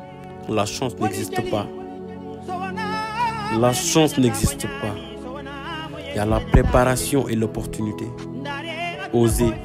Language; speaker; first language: French; non-native, local second language; Wolof